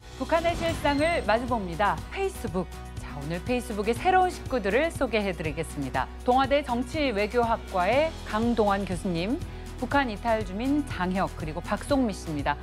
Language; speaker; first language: Korean; native; Korean